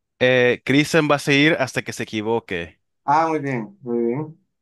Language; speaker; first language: Spanish; non-native, local second language; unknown